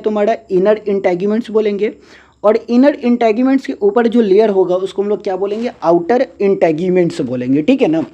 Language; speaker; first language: Hindi; native; Hindi